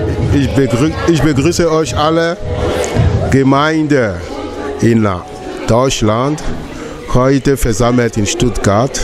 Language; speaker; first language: German; non-native, fluent; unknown